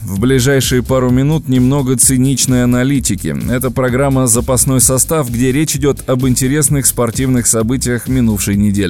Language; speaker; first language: Russian; native; Russian